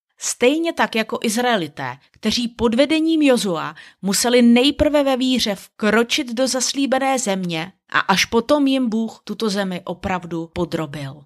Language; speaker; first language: Czech; native; Czech